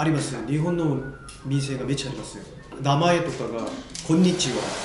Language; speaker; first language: Japanese; non-native, learner; Korean